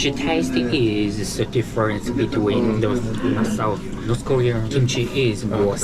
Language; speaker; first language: English; non-native, learner; Korean